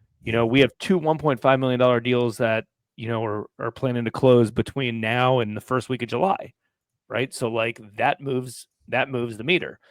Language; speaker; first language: English; native; English